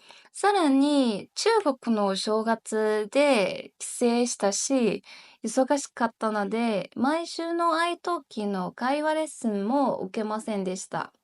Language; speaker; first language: Japanese; non-native, learner; Chinese